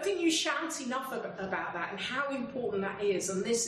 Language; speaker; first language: English; native; English